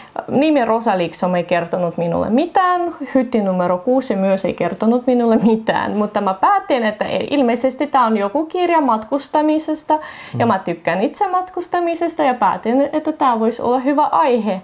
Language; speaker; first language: Finnish; non-native, fluent; Russian